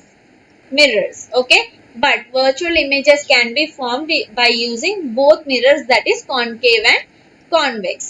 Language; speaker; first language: English; non-native, local second language; Telugu